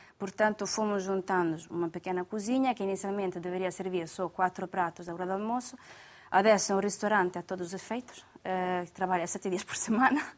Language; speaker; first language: Portuguese; non-native, fluent; Italian